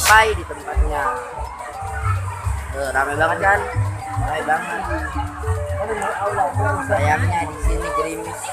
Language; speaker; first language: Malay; non-native, local second language; Javanese